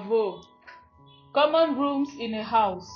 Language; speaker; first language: English; non-native, fluent; French